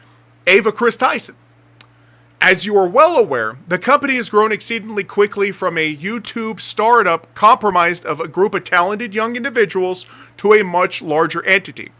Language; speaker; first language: English; native; English